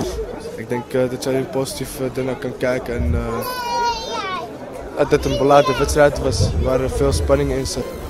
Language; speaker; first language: Dutch; native; Dutch